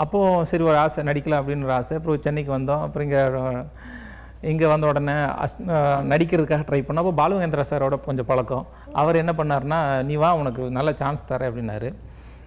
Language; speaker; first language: Tamil; native; Tamil